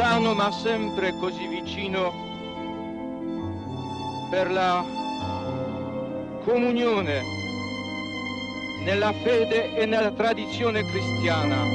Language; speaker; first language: Italian; non-native, fluent; Polish